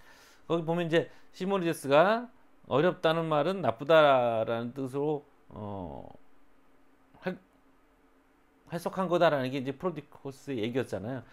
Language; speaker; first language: Korean; native; Korean